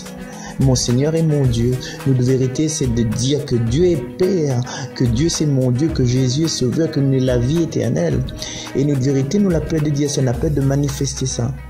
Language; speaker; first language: French; non-native, learner; Réunion Creole French